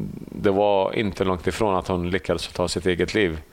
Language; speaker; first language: Swedish; early bilingual, other home language; Assyrian Neo-Aramaic